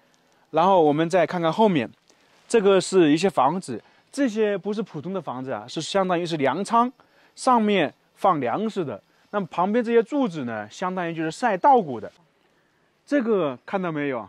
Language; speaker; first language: Chinese; native; Chinese